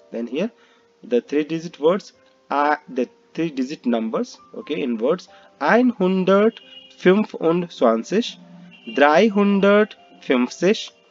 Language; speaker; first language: English; non-native, local second language; Hindi